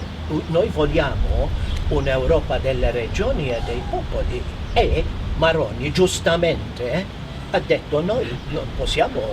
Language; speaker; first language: Italian; non-native, fluent; Maltese